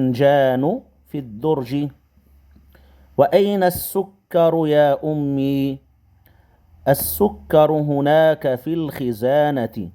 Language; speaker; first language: Arabic; non-native, fluent; Indonesian